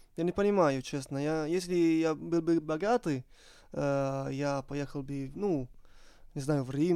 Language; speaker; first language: Russian; non-native, learner; Italian